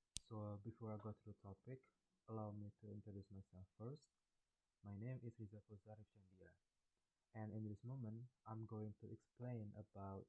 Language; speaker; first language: English; non-native, learner; Indonesian